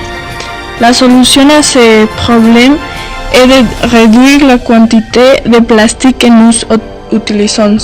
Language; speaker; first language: French; non-native, learner; Spanish